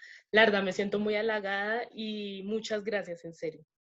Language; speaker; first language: Spanish; native; Spanish